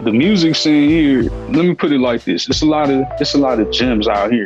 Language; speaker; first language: English; native; English